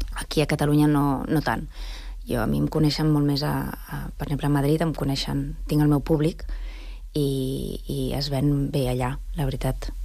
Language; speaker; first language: Catalan; non-native, local second language; Spanish